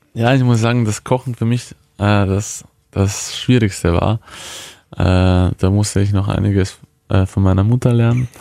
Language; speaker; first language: German; early bilingual, other home language; Croatian